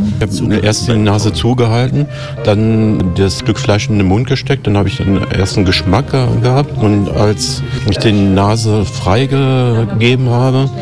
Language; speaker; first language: German; native; German